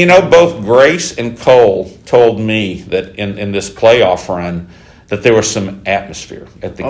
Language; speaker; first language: English; native; English